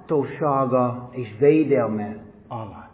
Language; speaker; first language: Hungarian; non-native, fluent; English